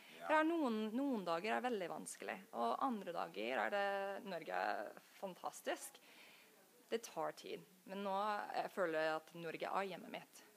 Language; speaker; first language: Norwegian; non-native, fluent; English